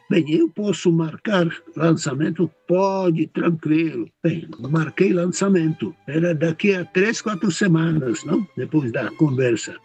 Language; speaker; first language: Portuguese; non-native, fluent; Czech